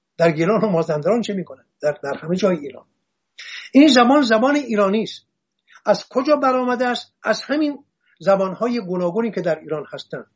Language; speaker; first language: Persian; non-native, local second language; Assyrian Neo-Aramaic